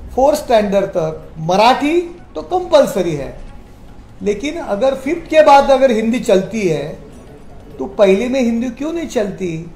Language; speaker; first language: Hindi; non-native, local second language; Marathi